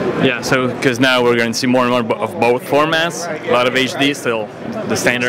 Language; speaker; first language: English; non-native, fluent; French